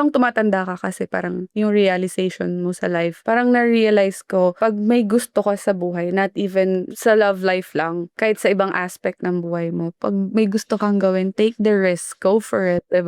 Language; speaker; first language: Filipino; early bilingual, other home language; Punjabi